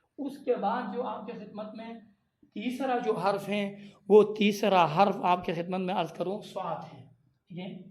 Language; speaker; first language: Urdu; non-native, local second language; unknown